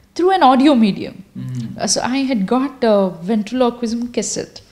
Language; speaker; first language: English; non-native, local second language; Kannada